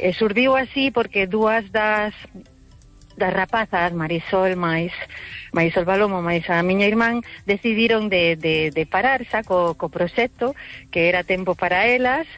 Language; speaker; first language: Galician; early bilingual, heritage; Galician